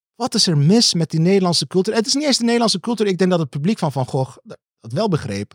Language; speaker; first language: Dutch; early bilingual, other home language; Turkish